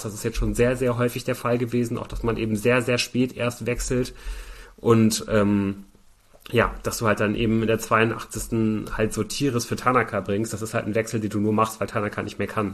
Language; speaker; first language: German; native; German